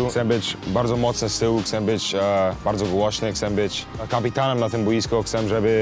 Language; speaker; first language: Polish; early bilingual, heritage; English